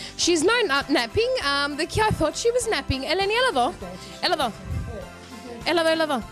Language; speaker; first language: English; early bilingual, other home language; Greek